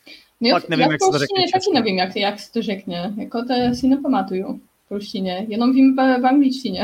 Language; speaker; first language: Czech; non-native, learner; Polish